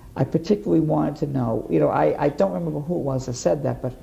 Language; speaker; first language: English; native; English